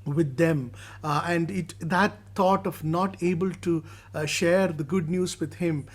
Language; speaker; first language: English; non-native, local second language; Malayalam